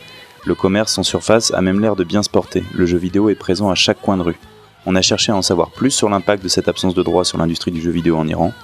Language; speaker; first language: French; native; French